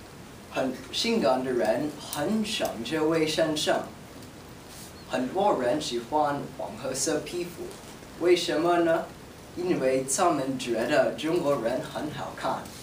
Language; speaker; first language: Chinese; non-native, learner; English